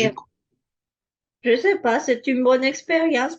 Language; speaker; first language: French; non-native, fluent; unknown